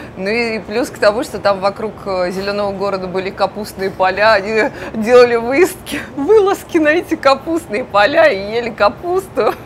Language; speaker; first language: Russian; native; Russian